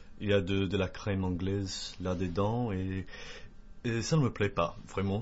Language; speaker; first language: French; non-native, fluent; English